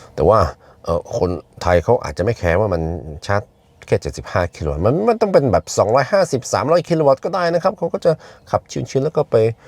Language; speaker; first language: Thai; non-native, fluent; Norwegian